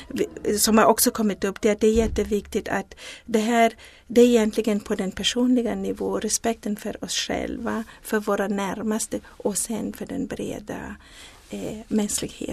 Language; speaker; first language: Swedish; non-native, fluent; Zulu